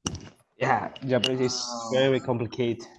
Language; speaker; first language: English; non-native, local second language; Indonesian